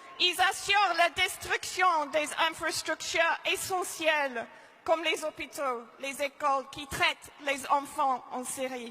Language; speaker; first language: French; non-native, fluent; English